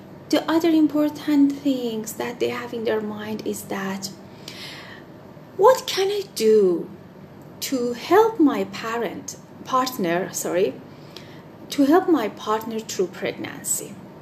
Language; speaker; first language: English; non-native, fluent; Persian